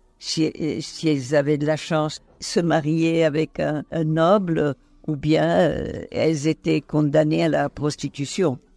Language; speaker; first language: French; non-native, fluent; Italian